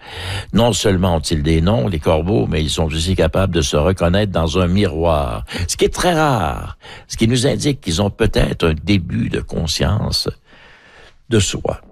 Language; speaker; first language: French; native; French